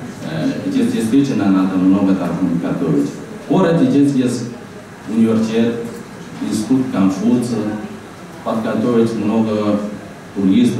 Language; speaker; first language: Russian; non-native, fluent; Chinese